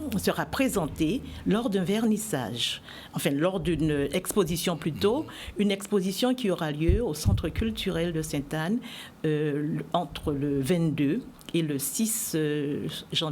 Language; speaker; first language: French; native; French